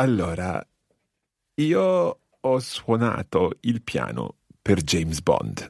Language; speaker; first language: Italian; non-native, fluent; English